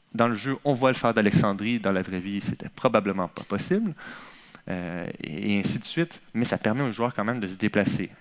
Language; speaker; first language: French; native; French